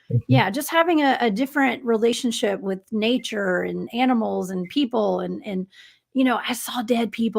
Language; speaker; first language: English; native; English